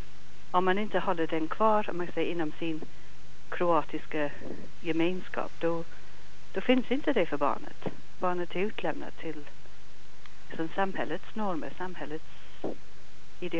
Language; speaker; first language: Swedish; non-native, fluent; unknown